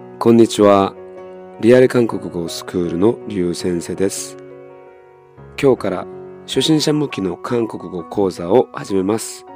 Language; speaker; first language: Japanese; non-native, fluent; Korean